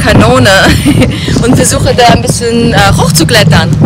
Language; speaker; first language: German; non-native, fluent; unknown